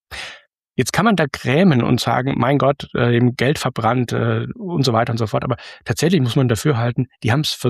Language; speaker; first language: German; native; German